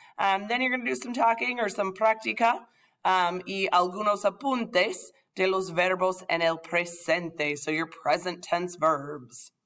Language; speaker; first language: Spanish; non-native, fluent; English